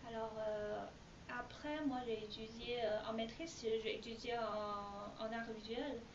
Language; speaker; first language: French; non-native, learner; Chinese